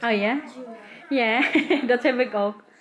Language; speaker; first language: Dutch; non-native, fluent; Waray